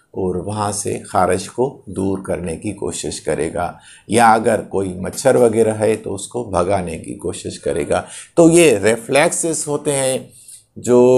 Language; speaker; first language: Urdu; non-native, local second language; Sindhi